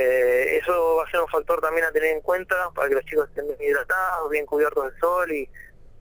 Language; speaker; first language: Spanish; native; Spanish